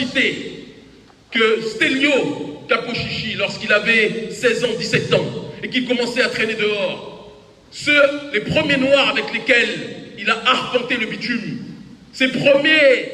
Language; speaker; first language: French; native; French